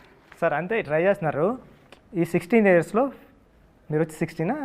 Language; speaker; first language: Telugu; native; Telugu